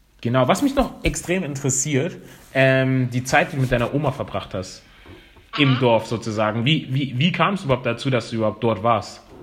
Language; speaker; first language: German; non-native, fluent; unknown